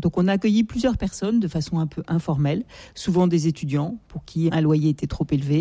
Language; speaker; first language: French; native; French